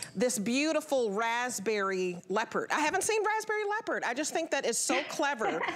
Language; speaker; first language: English; native; English